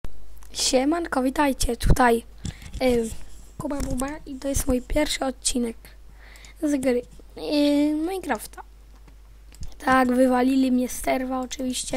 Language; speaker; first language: Polish; native; Polish